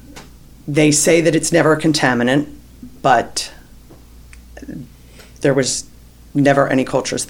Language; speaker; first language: English; native; English